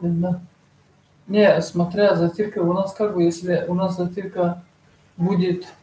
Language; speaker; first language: Russian; non-native, fluent; Tajik